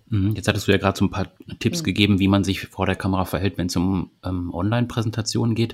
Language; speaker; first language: German; native; German